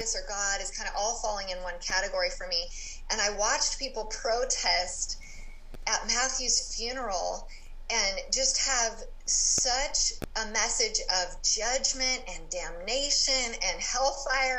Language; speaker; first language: English; native; English